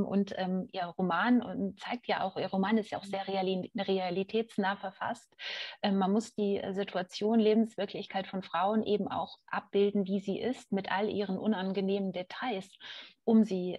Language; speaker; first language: German; native; German